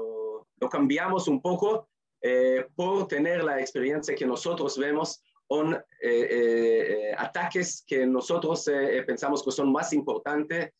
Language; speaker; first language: Spanish; non-native, fluent; Hebrew